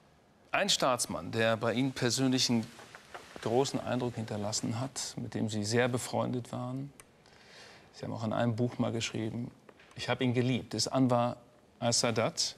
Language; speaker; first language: German; native; German